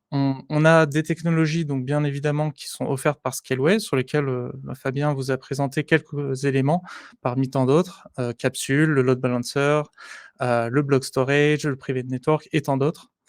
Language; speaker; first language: French; native; French